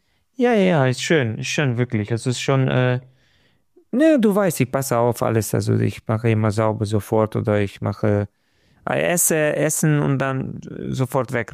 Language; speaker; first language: German; non-native, fluent; Romanian